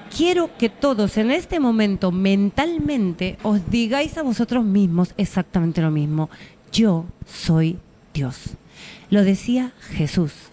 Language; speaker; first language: Spanish; native; Spanish